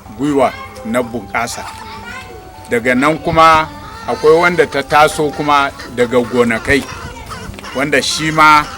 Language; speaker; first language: Hausa; non-native, local second language; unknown